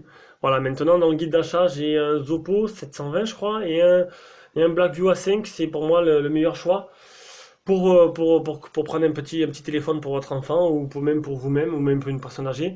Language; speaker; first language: French; native; French